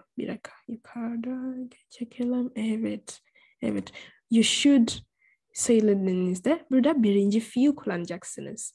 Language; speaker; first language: Turkish; non-native, fluent; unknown